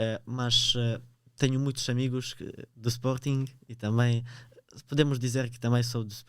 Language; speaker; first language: Portuguese; early bilingual, other home language; Ukrainian